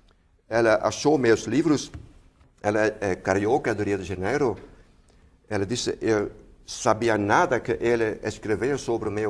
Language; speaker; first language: Portuguese; non-native, fluent; Dutch